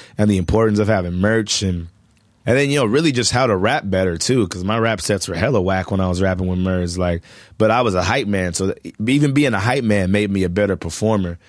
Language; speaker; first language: English; native; English